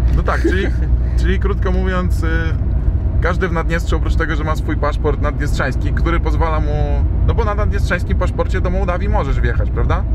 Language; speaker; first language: Polish; native; Polish